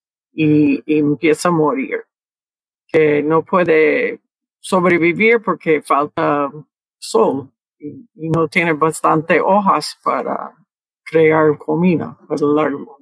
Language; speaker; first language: Spanish; early bilingual, heritage; Spanish